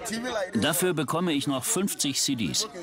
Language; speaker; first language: German; native; German